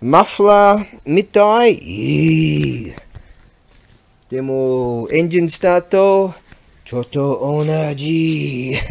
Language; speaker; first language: Japanese; non-native, learner; English